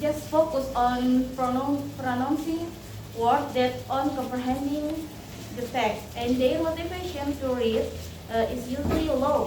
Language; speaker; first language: English; non-native, learner; Indonesian